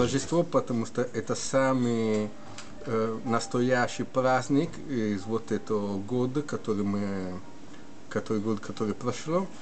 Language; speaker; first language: Russian; non-native, learner; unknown